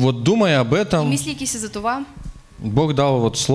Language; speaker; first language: Russian; native; Russian